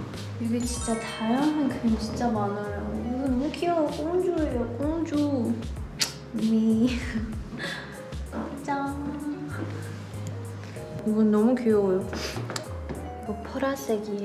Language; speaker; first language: Korean; non-native, learner; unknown